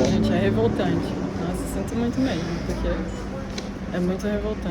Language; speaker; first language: Portuguese; native; Portuguese